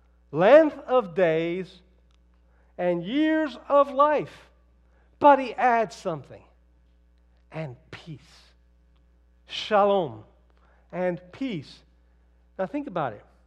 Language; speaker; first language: English; early bilingual, other home language; Spanish